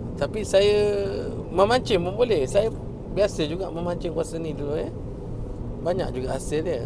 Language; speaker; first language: Malay; native; Malay